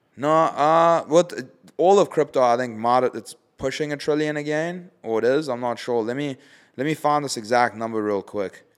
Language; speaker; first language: English; native; English